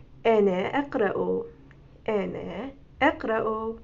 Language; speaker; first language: Arabic; non-native, fluent; Persian